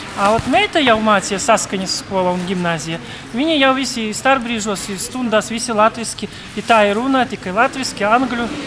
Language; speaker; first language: Latvian; non-native, local second language; Russian